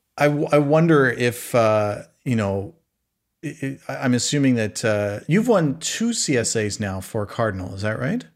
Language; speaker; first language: English; native; English